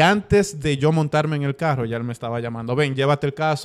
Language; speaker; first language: Spanish; early bilingual, heritage; Spanish